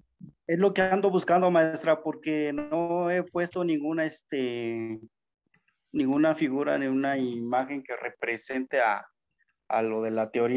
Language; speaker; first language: Spanish; native; Spanish